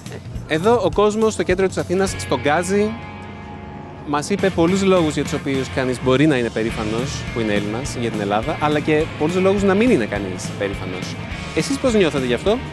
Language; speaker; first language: Greek; native; Greek